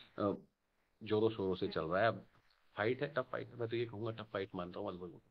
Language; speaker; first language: Hindi; native; Hindi